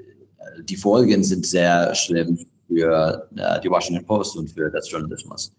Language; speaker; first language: German; non-native, fluent; English